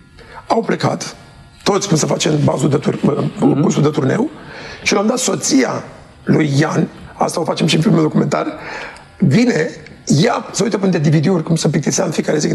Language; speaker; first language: Romanian; native; Romanian